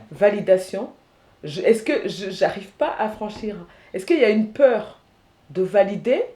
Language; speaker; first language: French; non-native, local second language; Rundi